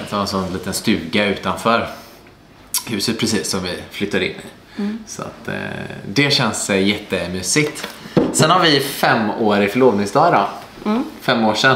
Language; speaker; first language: Swedish; native; Swedish